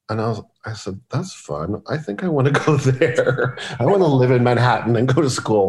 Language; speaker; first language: English; native; English